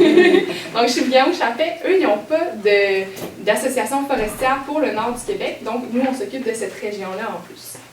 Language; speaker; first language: French; native; French